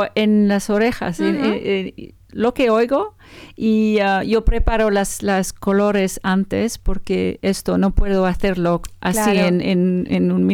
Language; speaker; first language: Spanish; non-native, learner; French